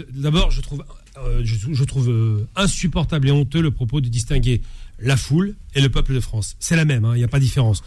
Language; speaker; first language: French; native; French